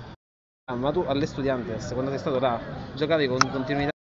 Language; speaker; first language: Italian; native; Italian